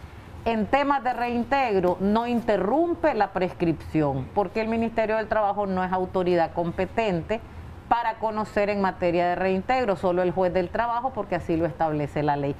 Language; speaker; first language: Spanish; native; Spanish